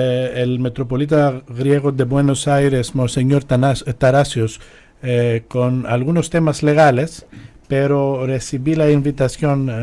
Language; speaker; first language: Spanish; non-native, fluent; Greek